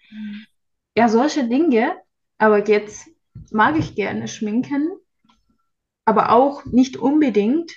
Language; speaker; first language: German; non-native, fluent; Turkish